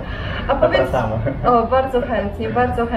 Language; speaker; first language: Polish; native; Polish